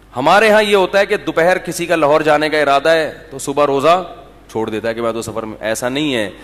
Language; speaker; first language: Urdu; native; Urdu